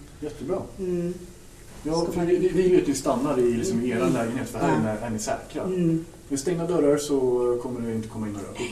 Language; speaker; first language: Swedish; native; Swedish